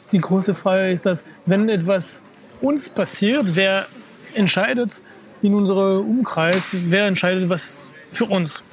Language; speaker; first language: German; non-native, fluent; French